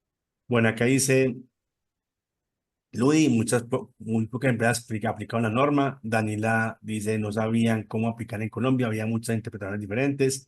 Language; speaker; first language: Spanish; native; Spanish